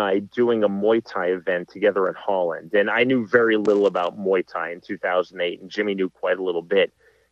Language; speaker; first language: English; native; English